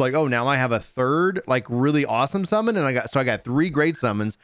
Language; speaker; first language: English; native; English